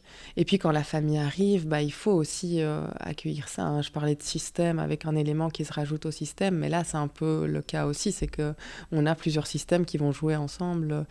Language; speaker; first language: French; native; French